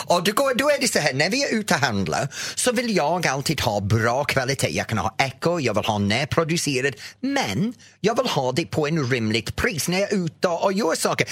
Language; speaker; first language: Swedish; non-native, fluent; English